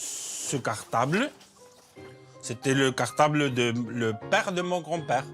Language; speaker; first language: French; non-native, fluent; Spanish